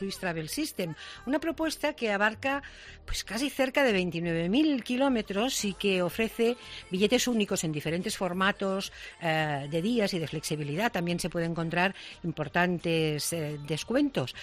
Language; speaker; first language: Spanish; native; Spanish